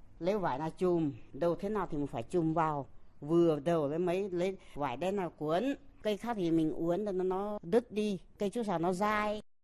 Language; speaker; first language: Vietnamese; non-native, local second language; Iu Mien